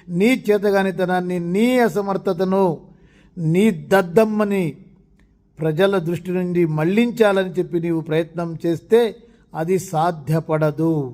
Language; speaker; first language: Telugu; native; Telugu